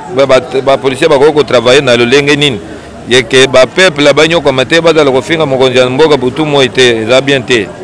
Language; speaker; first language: Lingala; native; Lingala